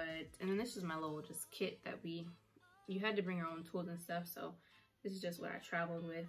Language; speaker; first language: English; native; English